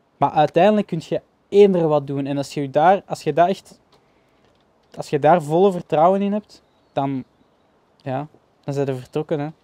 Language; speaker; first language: Dutch; native; Dutch